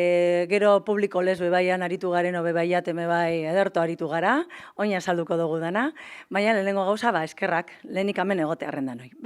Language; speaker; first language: Basque; native; Basque